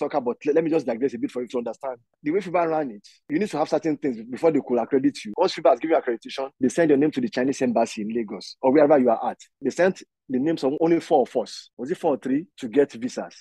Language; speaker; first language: English; non-native, local second language; Yoruba